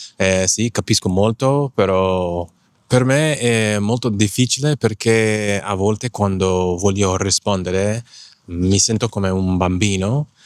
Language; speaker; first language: Italian; non-native, learner; English